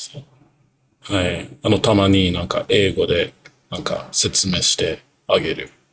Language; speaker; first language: Japanese; non-native, learner; English